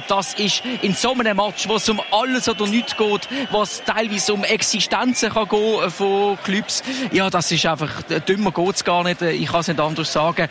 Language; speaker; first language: German; native; German